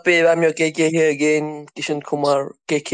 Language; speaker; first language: English; non-native, local second language; Tamil